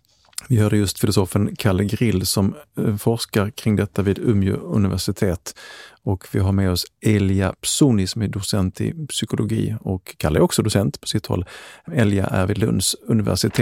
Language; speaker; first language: Swedish; native; Swedish